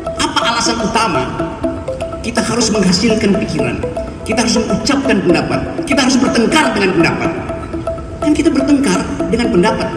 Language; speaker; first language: Indonesian; native; Indonesian